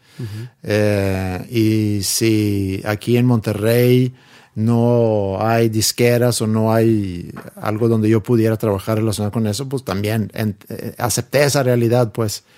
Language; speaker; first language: Spanish; non-native, fluent; Swedish